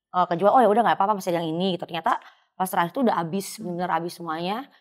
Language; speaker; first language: Indonesian; native; Indonesian